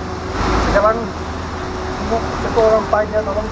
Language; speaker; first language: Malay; non-native, local second language; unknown